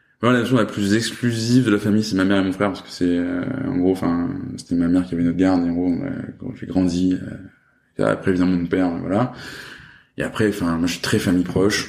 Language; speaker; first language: French; native; French